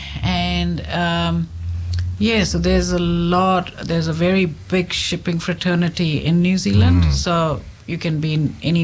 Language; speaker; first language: English; non-native, local second language; Hindi